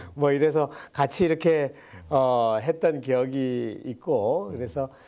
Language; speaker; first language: Korean; native; Korean